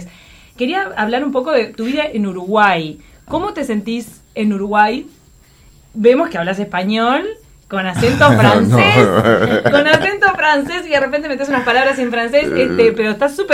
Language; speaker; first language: Spanish; native; Spanish